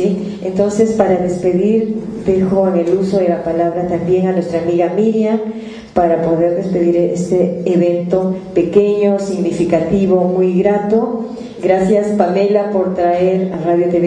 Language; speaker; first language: Spanish; native; Spanish